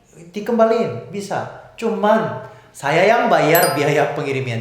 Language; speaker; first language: Indonesian; non-native, fluent; Korean